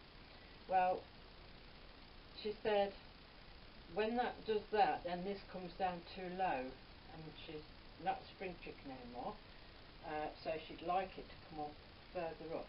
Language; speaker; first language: English; native; English